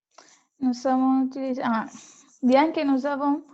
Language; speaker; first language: French; non-native, learner; Spanish